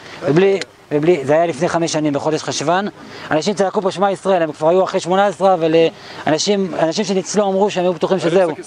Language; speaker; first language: Hebrew; native; Hebrew